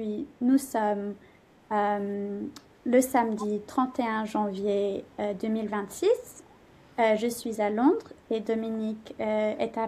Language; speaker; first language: French; non-native, fluent; English